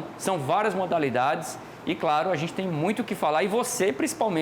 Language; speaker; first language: Portuguese; native; Portuguese